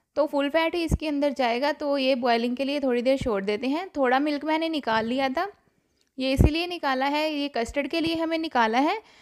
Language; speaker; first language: Hindi; non-native, local second language; Punjabi